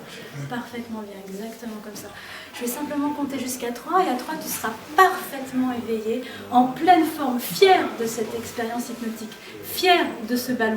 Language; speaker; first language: French; native; French